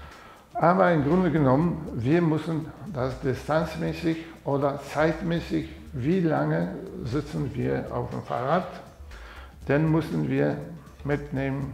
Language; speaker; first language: German; non-native, fluent; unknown